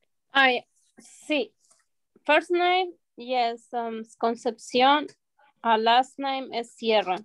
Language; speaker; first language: English; non-native, learner; Spanish